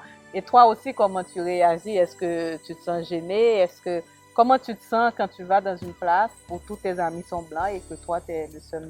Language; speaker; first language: French; native; French